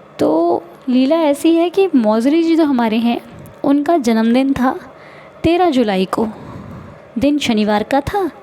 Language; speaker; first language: Hindi; native; Hindi